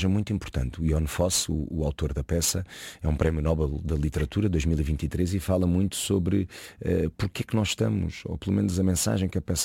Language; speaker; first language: Portuguese; native; Portuguese